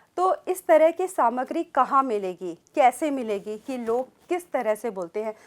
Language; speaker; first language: Hindi; native; Hindi